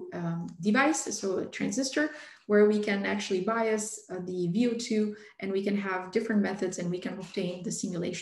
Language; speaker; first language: English; non-native, fluent; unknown